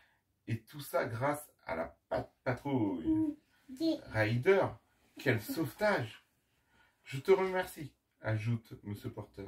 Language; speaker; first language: French; native; French